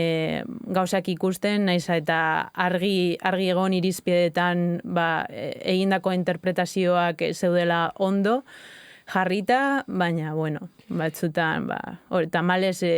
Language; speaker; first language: Basque; native; Basque